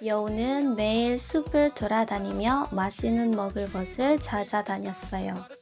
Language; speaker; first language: Korean; non-native, learner; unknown